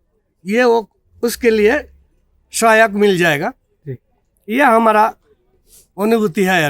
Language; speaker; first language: Hindi; non-native, local second language; Bangla